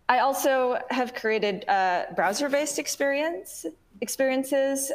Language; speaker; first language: English; native; English